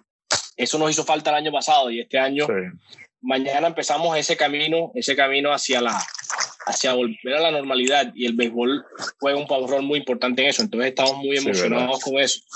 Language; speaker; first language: Spanish; native; Spanish